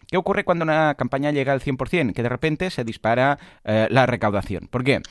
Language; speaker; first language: Spanish; non-native, local second language; Catalan